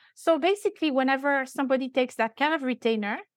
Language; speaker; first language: English; non-native, fluent; French